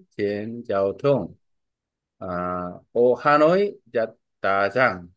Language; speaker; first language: Vietnamese; non-native, learner; Korean